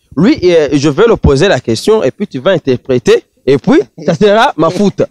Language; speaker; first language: French; non-native, local second language; Rundi